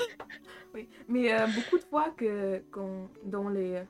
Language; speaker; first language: French; non-native, fluent; German